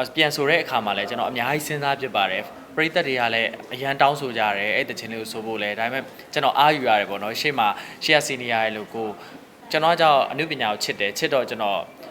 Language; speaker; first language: Burmese; native; Burmese